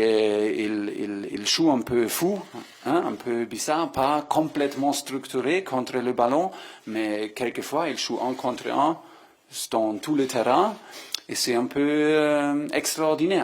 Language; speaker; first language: French; non-native, fluent; German